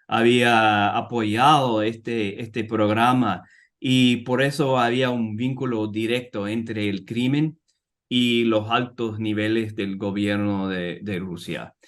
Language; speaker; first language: Spanish; non-native, fluent; English